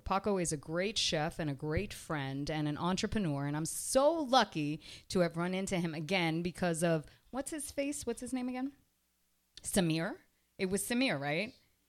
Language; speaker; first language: English; native; English